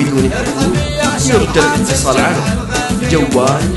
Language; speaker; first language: Arabic; native; Arabic